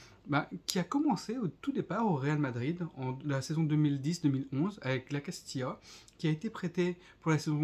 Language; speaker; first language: French; native; French